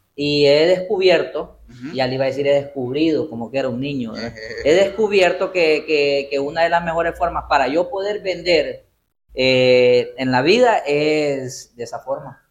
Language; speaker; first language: Spanish; native; Spanish